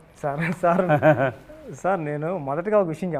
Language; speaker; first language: Telugu; native; Telugu